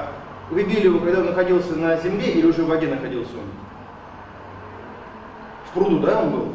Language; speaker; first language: Russian; native; Russian